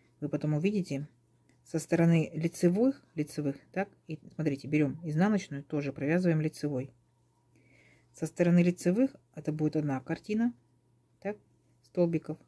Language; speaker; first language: Russian; native; Russian